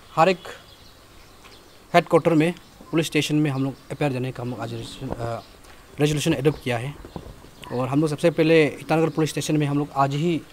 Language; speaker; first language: Hindi; non-native, local second language; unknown